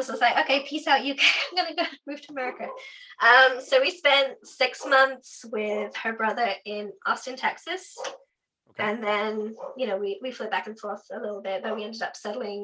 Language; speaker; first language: English; native; English